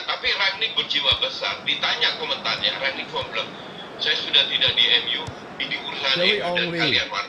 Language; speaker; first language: Indonesian; native; Indonesian